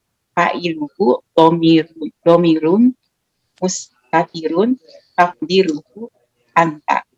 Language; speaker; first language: Arabic; non-native, learner; Indonesian